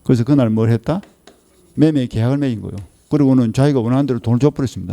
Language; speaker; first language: Korean; native; Korean